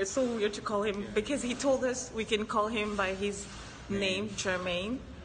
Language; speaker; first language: English; non-native, fluent; French